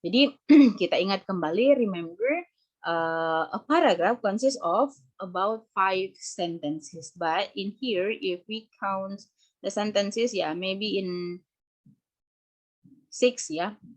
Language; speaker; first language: English; non-native, fluent; Indonesian